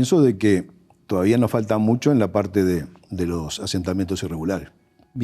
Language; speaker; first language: Spanish; native; Spanish